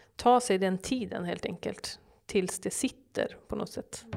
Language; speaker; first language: Swedish; early bilingual, other home language; Norwegian